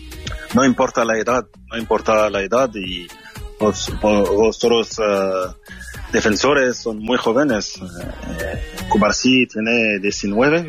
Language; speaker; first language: Spanish; non-native, fluent; French